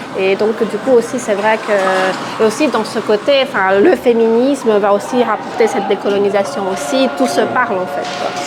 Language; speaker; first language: French; non-native, fluent; Portuguese